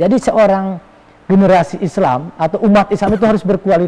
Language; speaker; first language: Indonesian; native; Indonesian